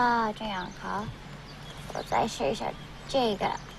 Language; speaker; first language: Chinese; non-native, fluent; English